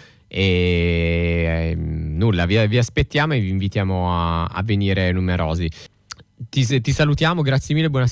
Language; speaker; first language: Italian; native; Italian